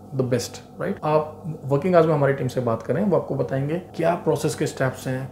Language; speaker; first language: Hindi; native; Hindi